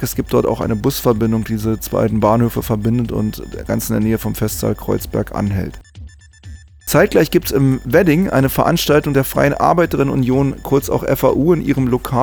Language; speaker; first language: German; native; German